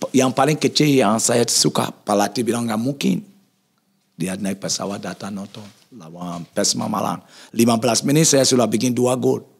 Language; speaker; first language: Indonesian; non-native, fluent; English